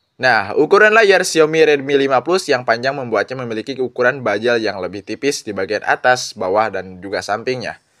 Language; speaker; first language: Indonesian; non-native, local second language; Sundanese